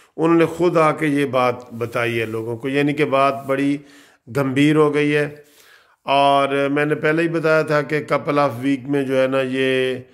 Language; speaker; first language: Urdu; native; Urdu